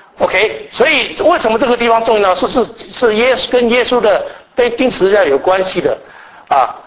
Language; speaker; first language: Chinese; native; Chinese